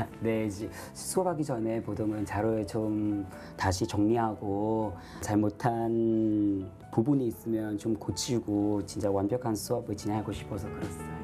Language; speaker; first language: Korean; non-native, fluent; Vietnamese